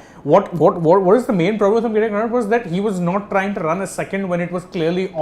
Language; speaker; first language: English; non-native, local second language; Hindi